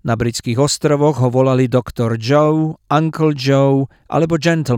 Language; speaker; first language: Slovak; native; Slovak